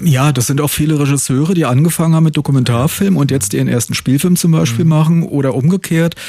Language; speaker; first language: German; native; German